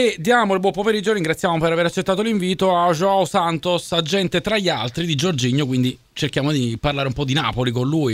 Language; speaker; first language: Italian; native; Italian